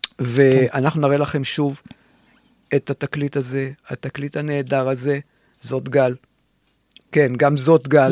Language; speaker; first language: Hebrew; native; Hebrew